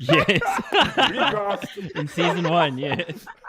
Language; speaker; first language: English; native; English